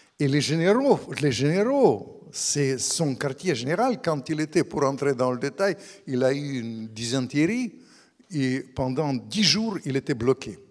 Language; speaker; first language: French; non-native, fluent; Russian